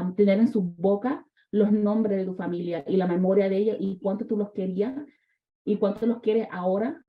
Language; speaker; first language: Spanish; early bilingual, heritage; Spanish